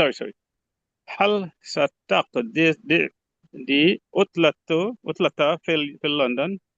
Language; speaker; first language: Arabic; non-native, learner; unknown